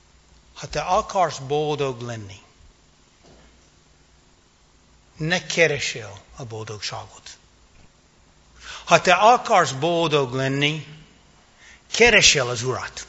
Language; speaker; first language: Hungarian; non-native, fluent; English